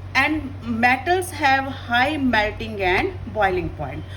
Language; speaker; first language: English; non-native, local second language; Punjabi